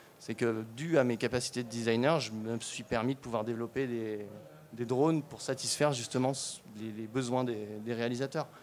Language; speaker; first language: French; native; French